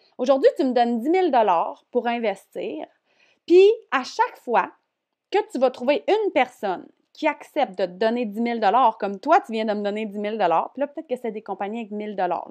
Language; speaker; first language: French; native; French